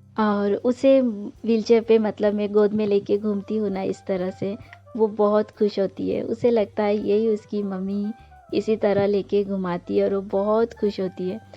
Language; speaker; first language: Hindi; non-native, local second language; Bangla